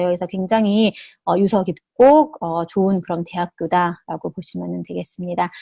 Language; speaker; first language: Korean; native; Korean